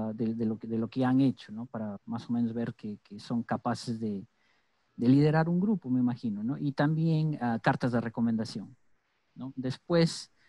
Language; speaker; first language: Spanish; native; Spanish